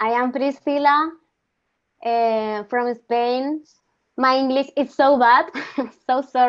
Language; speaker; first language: English; non-native, learner; Spanish